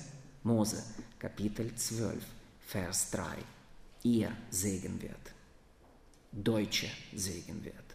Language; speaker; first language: German; non-native, fluent; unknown